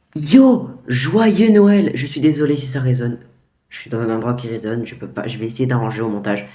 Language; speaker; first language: French; native; French